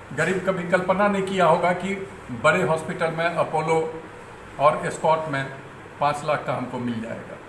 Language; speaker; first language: Hindi; native; Hindi